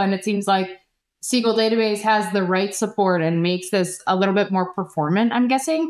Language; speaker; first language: English; native; English